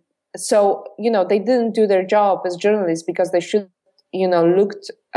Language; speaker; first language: English; non-native, fluent; Polish